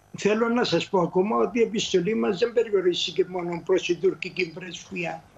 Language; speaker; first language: Greek; native; Greek